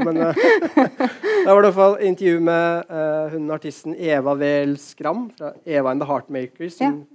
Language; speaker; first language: Norwegian; native; Norwegian